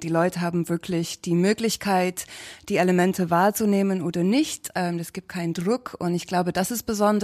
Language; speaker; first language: German; non-native, fluent; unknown